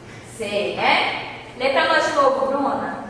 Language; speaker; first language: Portuguese; native; Portuguese